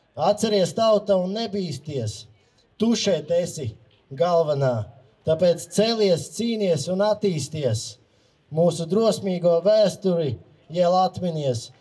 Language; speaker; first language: Latvian; native; Latvian